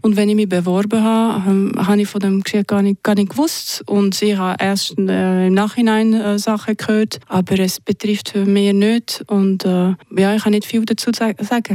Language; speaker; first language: German; non-native, local second language; French